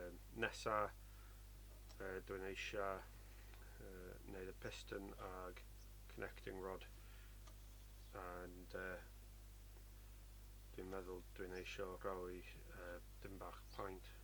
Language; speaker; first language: Welsh; non-native, learner; English